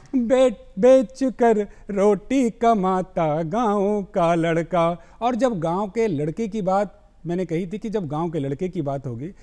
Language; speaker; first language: Hindi; native; Hindi